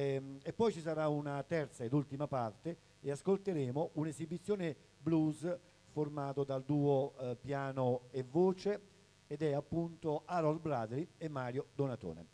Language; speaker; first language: Italian; native; Italian